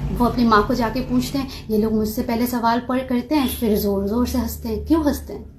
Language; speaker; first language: Hindi; non-native, local second language; Kok Borok